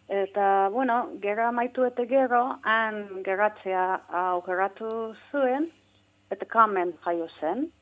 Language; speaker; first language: Basque; non-native, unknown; English